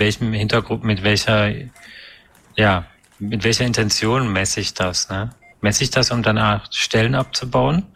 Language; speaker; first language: German; native; German